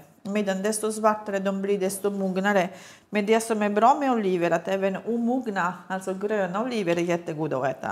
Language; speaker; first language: Swedish; non-native, fluent; Italian